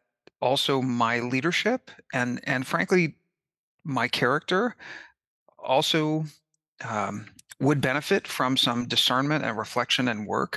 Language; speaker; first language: English; native; English